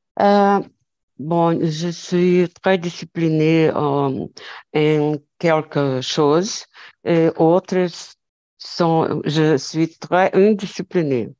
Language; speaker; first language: French; non-native, learner; Portuguese